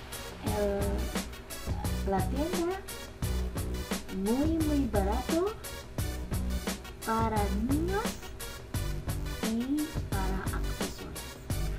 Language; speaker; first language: Spanish; non-native, learner; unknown